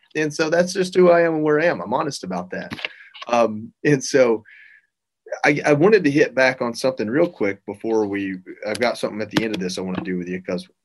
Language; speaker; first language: English; native; English